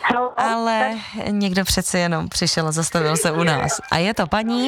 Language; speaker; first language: Czech; native; Czech